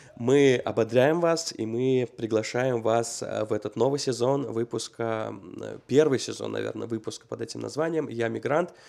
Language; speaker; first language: Russian; native; Russian